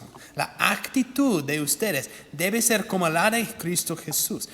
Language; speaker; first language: Spanish; non-native, fluent; English